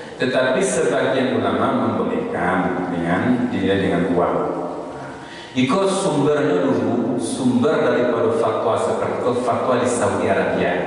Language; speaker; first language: Malay; non-native, local second language; Minangkabau